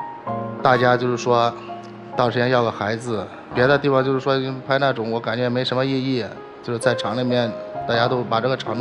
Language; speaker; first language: Chinese; native; Chinese